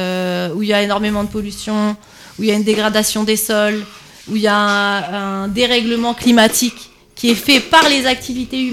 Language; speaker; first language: French; native; French